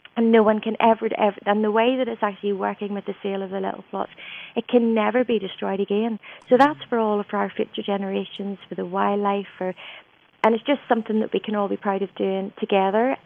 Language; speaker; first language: English; native; English